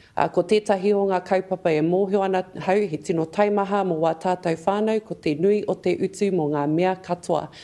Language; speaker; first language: Māori; non-native, local second language; English